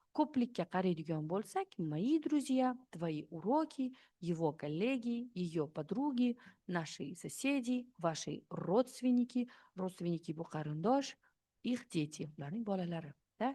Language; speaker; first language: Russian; non-native, fluent; Uzbek